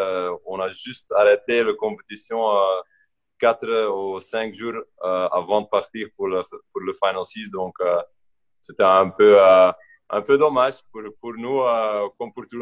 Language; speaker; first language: French; non-native, local second language; Dutch